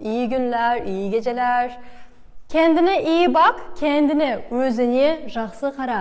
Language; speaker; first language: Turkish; non-native, fluent; Kazakh